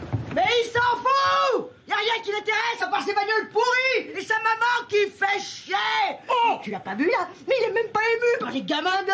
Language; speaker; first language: French; native; French